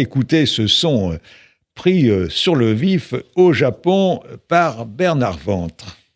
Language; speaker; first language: French; native; French